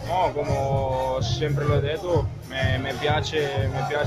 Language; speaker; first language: Italian; non-native, learner; Spanish